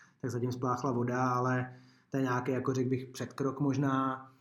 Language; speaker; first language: Czech; native; Czech